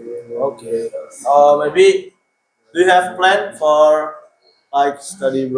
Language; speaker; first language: English; non-native, learner; Indonesian